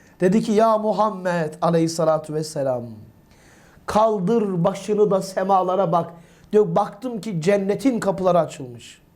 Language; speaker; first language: Turkish; native; Turkish